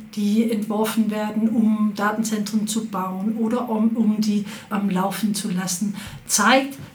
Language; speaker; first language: German; non-native, fluent; Danish